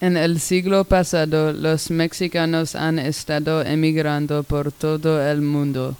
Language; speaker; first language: Spanish; non-native, learner; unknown